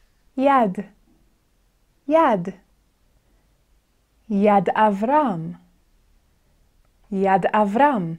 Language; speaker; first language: Hebrew; non-native, fluent; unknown